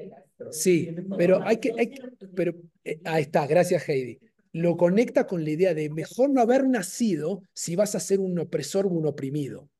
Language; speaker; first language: Spanish; native; Spanish